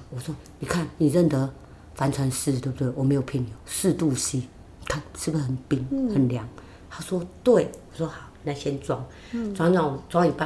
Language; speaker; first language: Chinese; native; Chinese